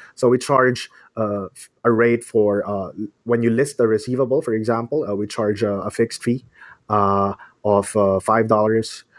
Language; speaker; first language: English; non-native, local second language; Filipino